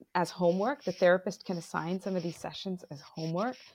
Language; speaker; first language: English; non-native, local second language; Bangla